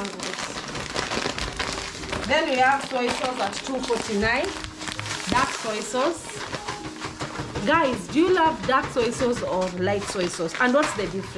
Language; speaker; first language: English; non-native, local second language; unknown